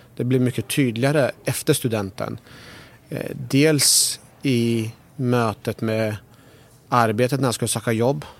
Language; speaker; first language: Swedish; early bilingual, other home language; Persian